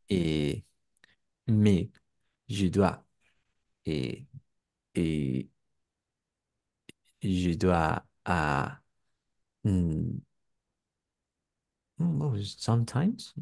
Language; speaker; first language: French; non-native, learner; Spanish